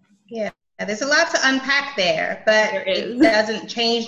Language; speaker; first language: English; native; English